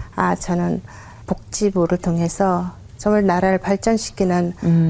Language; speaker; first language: Korean; non-native, fluent; Mongolian